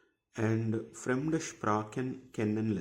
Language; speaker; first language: German; non-native, fluent; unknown